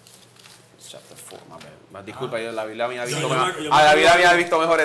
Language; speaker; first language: Spanish; native; Spanish